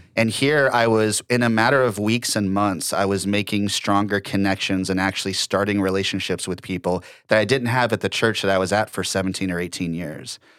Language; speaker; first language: English; native; English